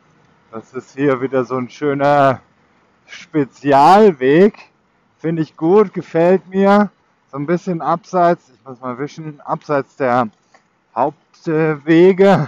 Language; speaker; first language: German; native; German